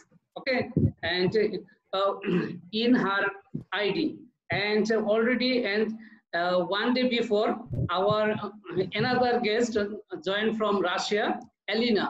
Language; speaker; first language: English; non-native, learner; Bangla